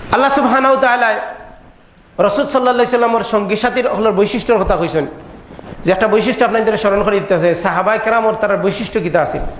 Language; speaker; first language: Bangla; native; Bangla